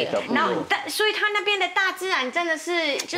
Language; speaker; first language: Chinese; non-native, fluent; Thai